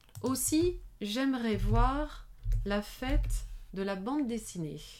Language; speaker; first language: French; non-native, learner; English